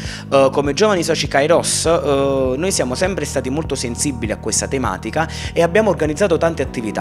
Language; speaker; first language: Italian; native; Italian